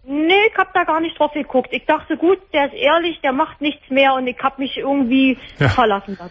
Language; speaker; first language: German; native; German